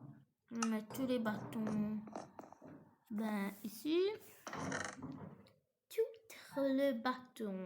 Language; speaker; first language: French; non-native, fluent; English